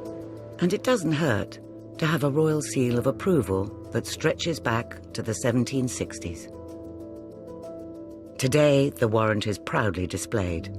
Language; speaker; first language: English; native; English